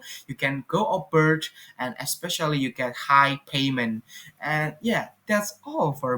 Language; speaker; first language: English; non-native, fluent; Indonesian